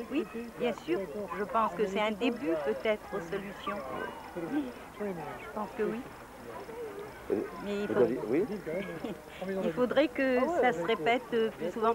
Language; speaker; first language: French; native; French